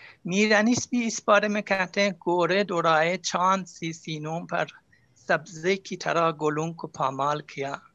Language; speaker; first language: Urdu; non-native, fluent; Azerbaijani